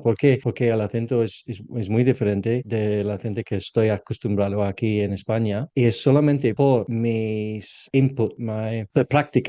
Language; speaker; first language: Spanish; non-native, learner; English